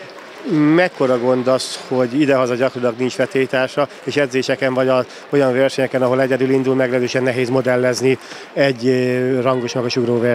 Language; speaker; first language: Hungarian; native; Hungarian